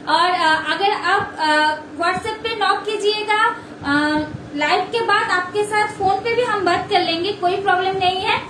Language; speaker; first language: Hindi; non-native, local second language; Bangla